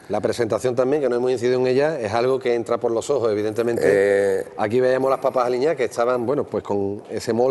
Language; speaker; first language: Spanish; native; Spanish